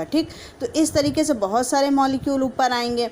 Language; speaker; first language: Hindi; native; Hindi